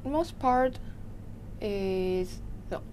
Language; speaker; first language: English; non-native, learner; Japanese